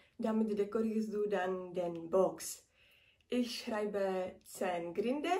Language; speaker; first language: German; non-native, learner; Czech